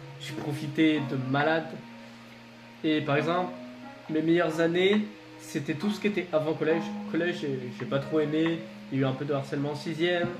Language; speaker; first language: French; native; French